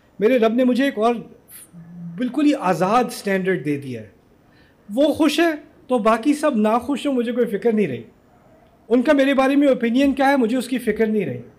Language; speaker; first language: Urdu; native; Urdu